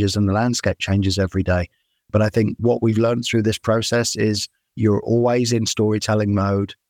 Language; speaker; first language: English; native; English